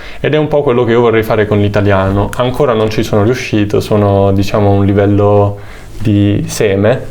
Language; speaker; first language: Italian; native; Italian